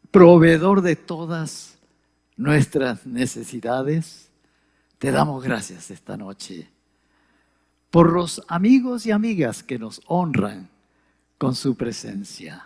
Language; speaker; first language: Spanish; native; Spanish